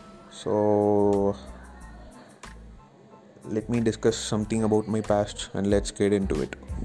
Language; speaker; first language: English; non-native, local second language; Tamil